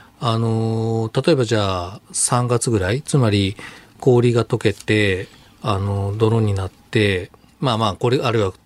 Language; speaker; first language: Japanese; native; Japanese